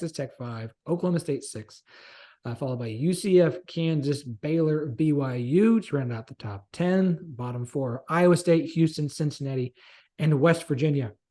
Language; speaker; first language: English; native; English